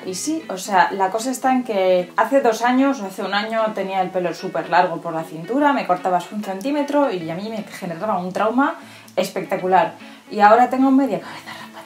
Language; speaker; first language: Spanish; native; Spanish